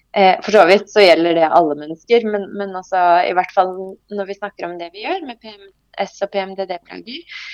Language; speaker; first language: Norwegian; early bilingual, other home language; Polish